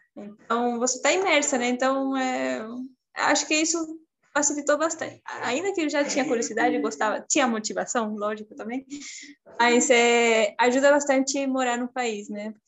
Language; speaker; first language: Portuguese; non-native, fluent; Spanish